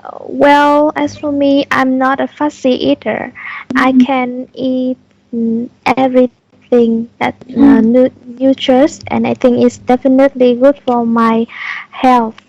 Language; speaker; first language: English; non-native, learner; Vietnamese